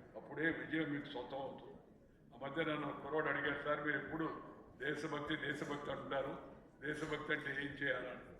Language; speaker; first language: Telugu; native; Telugu